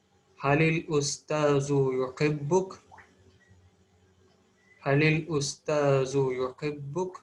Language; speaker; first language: Arabic; non-native, fluent; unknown